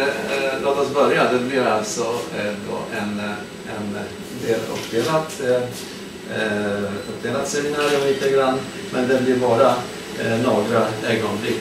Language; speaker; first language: Swedish; non-native, fluent; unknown